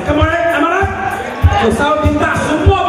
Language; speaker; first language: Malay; native; Malay